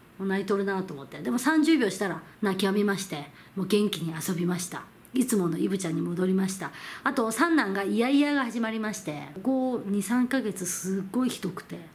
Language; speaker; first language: Japanese; non-native, fluent; Korean